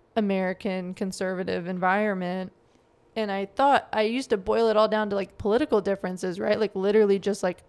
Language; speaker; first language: English; native; English